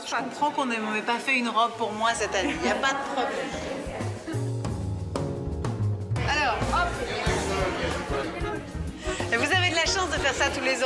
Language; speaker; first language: French; native; French